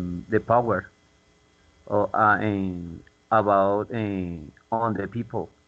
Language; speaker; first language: English; non-native, learner; Spanish